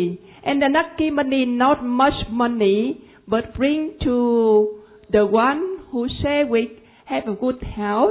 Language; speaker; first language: English; non-native, fluent; Vietnamese